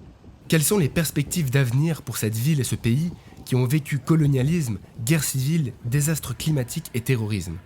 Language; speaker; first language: French; native; French